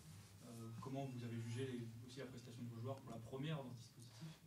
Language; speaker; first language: French; native; French